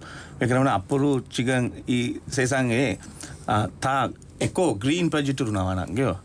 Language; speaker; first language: Korean; non-native, learner; Sinhala